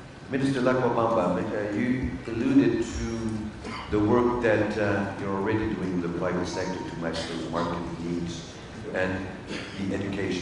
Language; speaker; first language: English; non-native, fluent; French